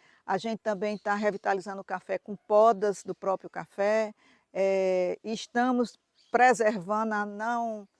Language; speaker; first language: Portuguese; native; Portuguese